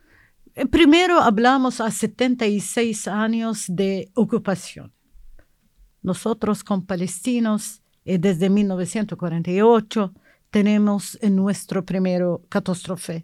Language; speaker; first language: Spanish; non-native, learner; Arabic